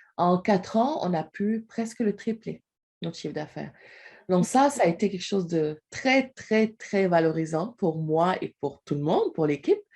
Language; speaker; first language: French; non-native, local second language; Wolof